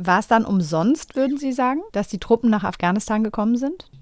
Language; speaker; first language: German; native; German